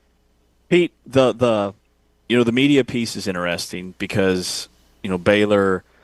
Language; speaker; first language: English; native; English